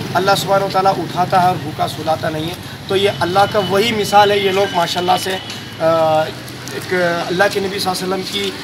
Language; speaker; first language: Hindi; non-native, local second language; Urdu